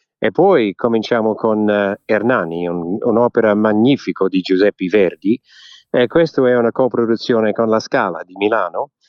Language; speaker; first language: Italian; early bilingual, heritage; English